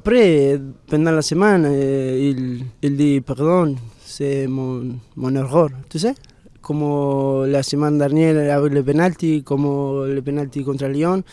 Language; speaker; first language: French; non-native, learner; Spanish